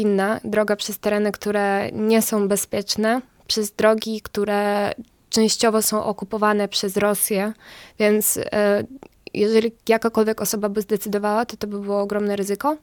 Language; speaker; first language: Polish; non-native, fluent; Ukrainian